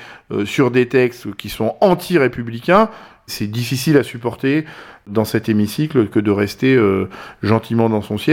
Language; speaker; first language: French; native; French